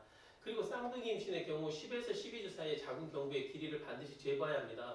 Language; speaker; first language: Korean; native; Korean